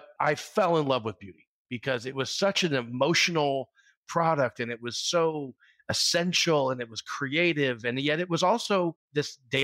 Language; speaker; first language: English; native; English